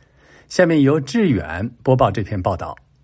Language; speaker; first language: Chinese; native; Chinese